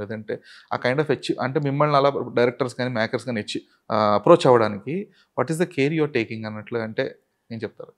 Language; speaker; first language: Telugu; native; Telugu